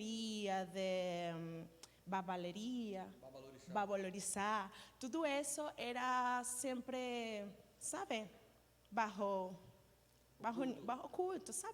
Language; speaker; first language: Portuguese; non-native, learner; Spanish